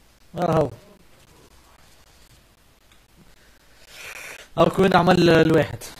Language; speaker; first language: Arabic; native; Arabic